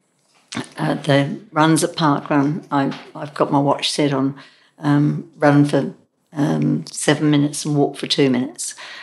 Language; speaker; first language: English; native; English